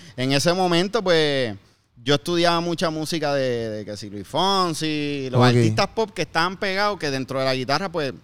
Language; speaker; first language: Spanish; native; Spanish